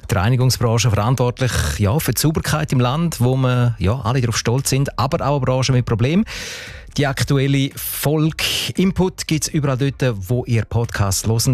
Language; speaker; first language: German; native; German